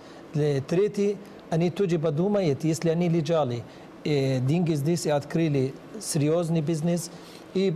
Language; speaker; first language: Russian; non-native, learner; Arabic